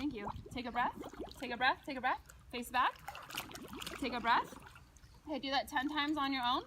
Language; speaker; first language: English; native; English